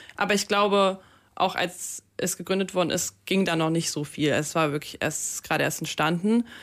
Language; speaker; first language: German; early bilingual, other home language; Russian